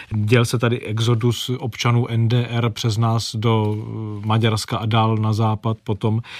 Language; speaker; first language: Czech; native; Czech